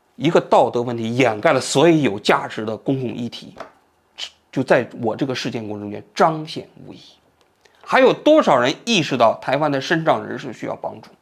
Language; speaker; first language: Chinese; native; Chinese